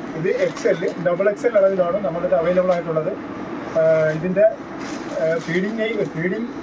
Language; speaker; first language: Malayalam; native; Malayalam